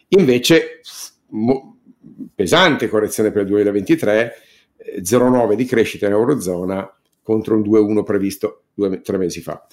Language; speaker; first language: Italian; native; Italian